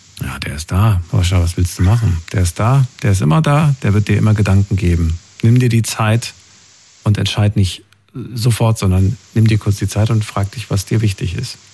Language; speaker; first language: German; native; German